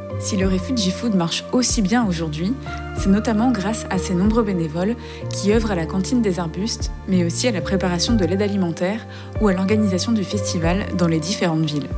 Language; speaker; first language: French; native; French